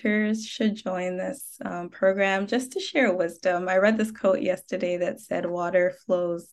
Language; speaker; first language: English; non-native, local second language; Akan